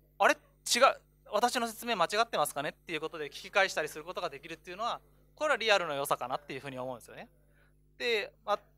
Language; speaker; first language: Japanese; native; Japanese